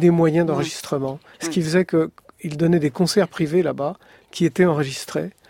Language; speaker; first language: French; native; French